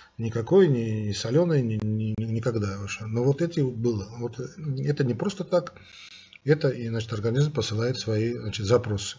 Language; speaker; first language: Russian; non-native, local second language; Armenian